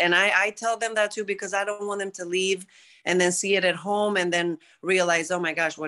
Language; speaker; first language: English; non-native, fluent; Greek